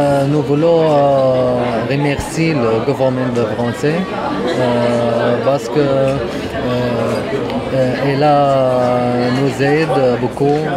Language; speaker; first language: French; non-native, learner; Arabic